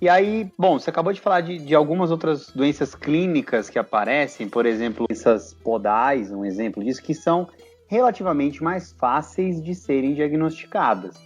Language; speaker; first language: Portuguese; native; Portuguese